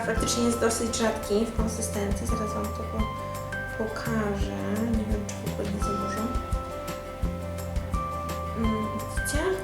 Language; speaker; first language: Polish; native; Polish